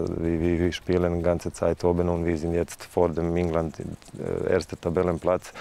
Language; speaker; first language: German; non-native, fluent; Serbian